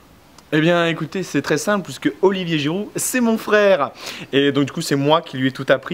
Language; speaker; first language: French; native; French